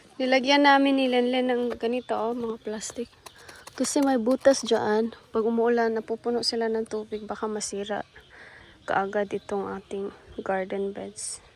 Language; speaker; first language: Filipino; non-native, local second language; Cebuano